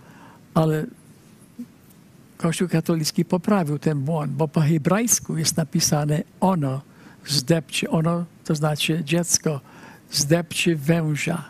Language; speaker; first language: Polish; early bilingual, heritage; Polish